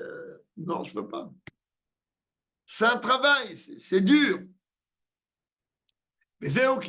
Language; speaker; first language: French; native; French